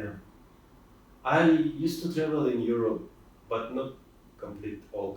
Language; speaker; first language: English; non-native, fluent; Russian